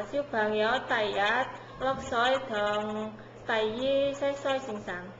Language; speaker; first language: Cantonese; non-native, learner; Indonesian